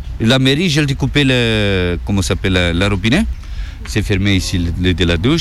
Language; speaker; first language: French; non-native, learner; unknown